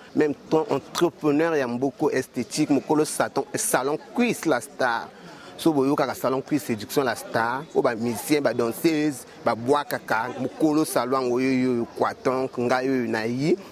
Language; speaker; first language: Lingala; native; Lingala